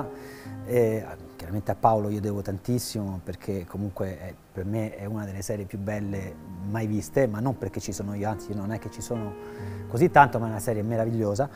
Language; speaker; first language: Italian; native; Italian